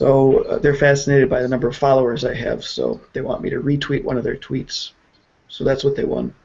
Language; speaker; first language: English; native; English